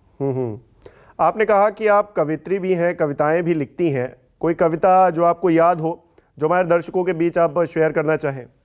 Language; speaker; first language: Hindi; native; Hindi